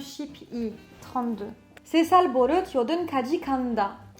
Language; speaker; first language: Korean; non-native, fluent; French